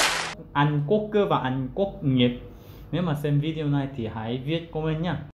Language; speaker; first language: Vietnamese; non-native, fluent; Korean